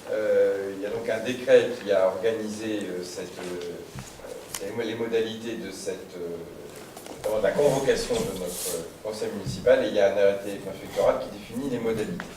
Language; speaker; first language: French; native; French